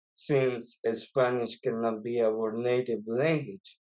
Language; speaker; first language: English; non-native, fluent; Spanish